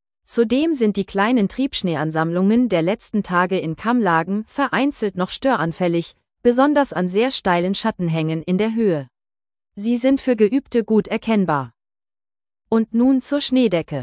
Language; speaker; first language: German; native; German